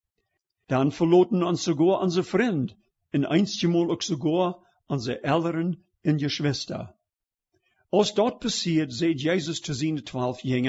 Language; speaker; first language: German; early bilingual, heritage; Plautdietsch